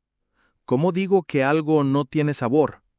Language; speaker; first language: Spanish; non-native, fluent; English